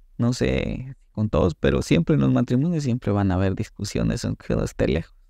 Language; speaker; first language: Spanish; native; Spanish